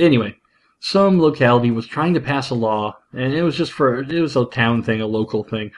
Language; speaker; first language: English; native; English